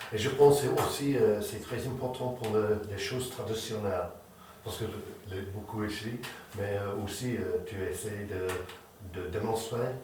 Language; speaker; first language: French; non-native, learner; English